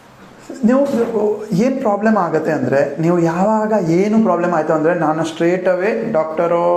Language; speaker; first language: Kannada; non-native, local second language; Gujarati